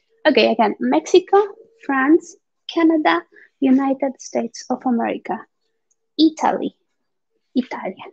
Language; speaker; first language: English; non-native, fluent; Spanish